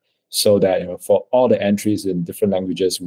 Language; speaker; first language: English; non-native, local second language; Chinese